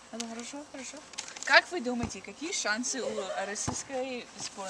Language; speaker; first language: Russian; non-native, learner; English